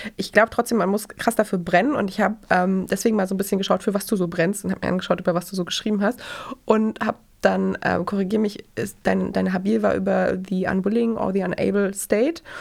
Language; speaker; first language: German; native; German